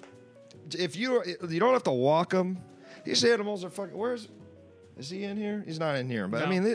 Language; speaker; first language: English; native; English